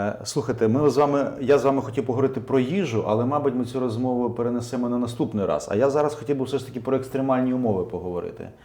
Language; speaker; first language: Ukrainian; native; Ukrainian